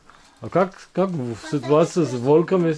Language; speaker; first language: Russian; non-native, learner; Danish